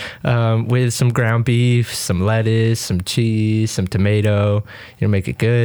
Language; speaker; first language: English; native; English